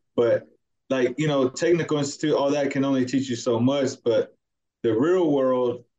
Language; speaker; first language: English; early bilingual, other home language; Spanish